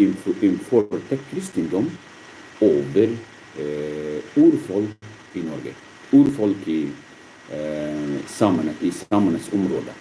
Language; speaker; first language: Swedish; non-native, learner; Arabic